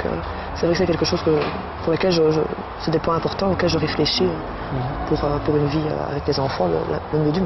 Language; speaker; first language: French; native; French